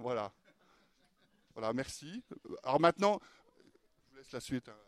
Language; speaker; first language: French; native; French